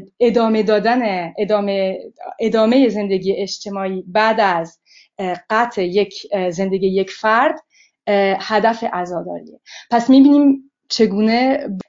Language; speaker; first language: Persian; early bilingual, heritage; Persian